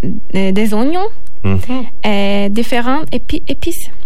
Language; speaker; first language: French; non-native, learner; Turkish